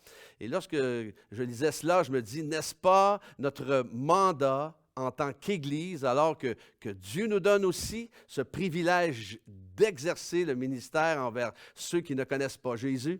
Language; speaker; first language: French; native; French